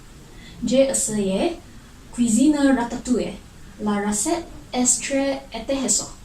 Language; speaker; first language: French; non-native, learner; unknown